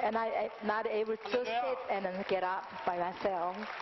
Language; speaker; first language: English; non-native, fluent; Korean